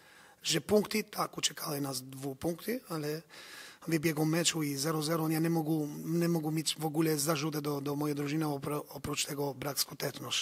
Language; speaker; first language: Polish; non-native, learner; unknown